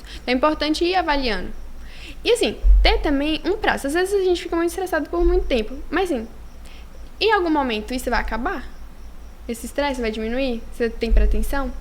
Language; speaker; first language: Portuguese; native; Portuguese